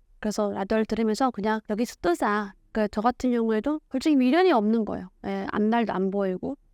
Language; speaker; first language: Korean; native; Korean